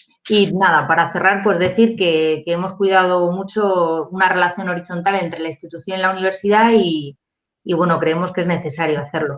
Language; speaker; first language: Spanish; native; Spanish